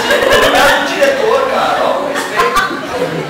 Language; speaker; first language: Portuguese; native; Portuguese